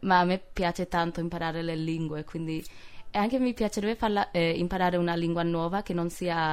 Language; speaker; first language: Italian; non-native, fluent; English